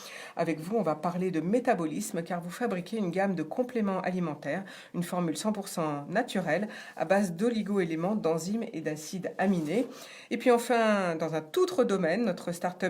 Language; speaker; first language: French; native; French